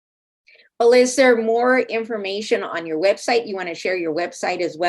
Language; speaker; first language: English; native; English